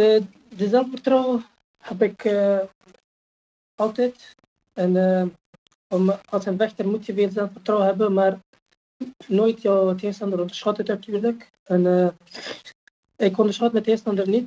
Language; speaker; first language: Dutch; non-native, fluent; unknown